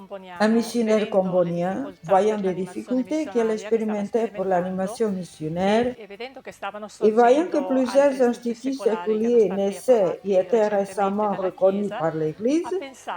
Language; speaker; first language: French; non-native, fluent; Italian